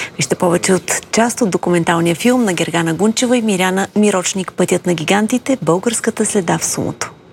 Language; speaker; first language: Bulgarian; native; Bulgarian